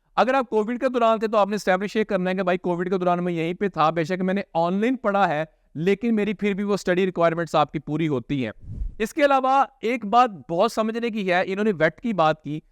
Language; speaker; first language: Urdu; non-native, local second language; Punjabi